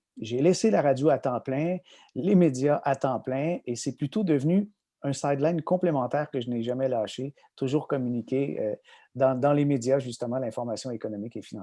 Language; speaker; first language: French; native; French